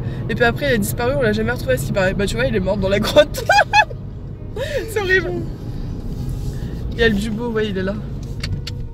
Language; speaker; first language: French; native; French